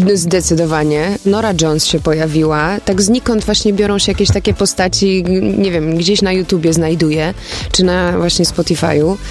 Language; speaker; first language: Polish; early bilingual, heritage; Polish